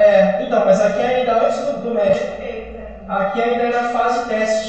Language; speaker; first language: Portuguese; native; Portuguese